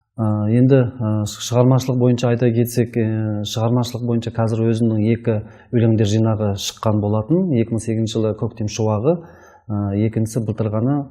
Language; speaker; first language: Kazakh; non-native, local second language; Uyghur